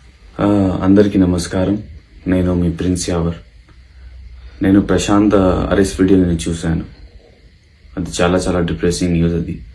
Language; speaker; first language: Telugu; non-native, local second language; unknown